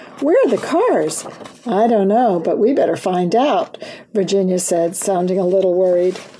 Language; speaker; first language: English; early bilingual, other home language; German